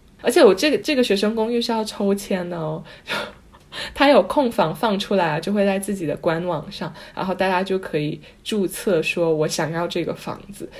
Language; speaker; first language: Chinese; non-native, local second language; Cantonese